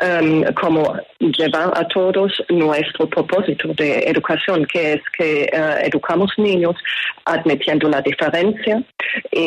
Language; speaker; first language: Spanish; non-native, fluent; German